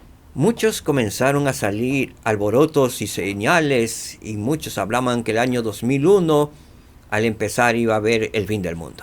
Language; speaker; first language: Spanish; native; Spanish